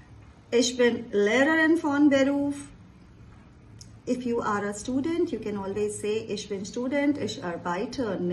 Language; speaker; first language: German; non-native, fluent; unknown